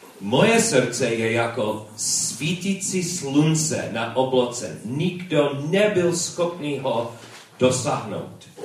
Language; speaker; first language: Czech; non-native, learner; English